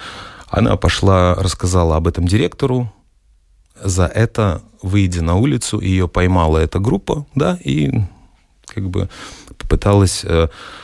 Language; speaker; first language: Russian; native; Russian